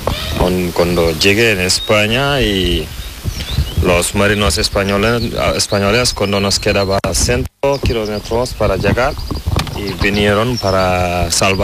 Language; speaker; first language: Spanish; non-native, learner; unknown